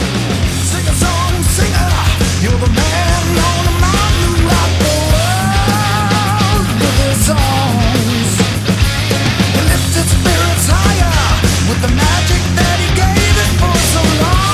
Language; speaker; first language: English; native; English